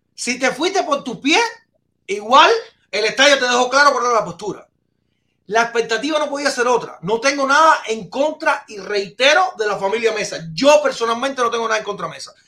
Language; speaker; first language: Spanish; native; Spanish